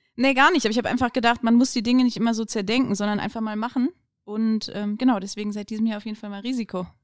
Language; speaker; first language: German; native; German